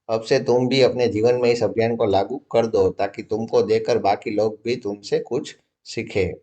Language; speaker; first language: Hindi; non-native, local second language; Gujarati